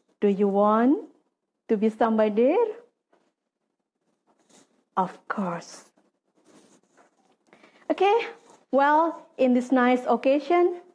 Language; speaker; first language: English; non-native, fluent; Indonesian